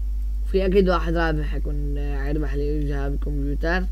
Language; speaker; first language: Arabic; native; Arabic